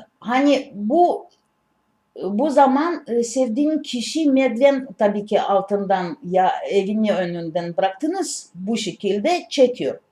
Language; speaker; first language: Turkish; non-native, learner; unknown